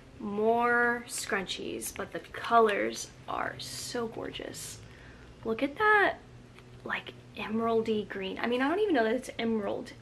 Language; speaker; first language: English; native; English